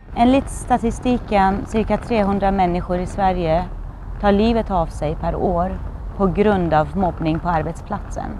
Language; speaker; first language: Swedish; non-native, fluent; Persian